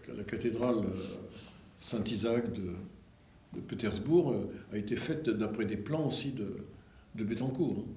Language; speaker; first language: French; early bilingual, other home language; Russian